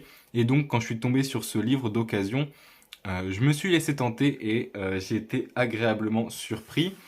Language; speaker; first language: French; native; French